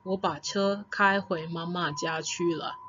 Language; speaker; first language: Chinese; non-native, fluent; English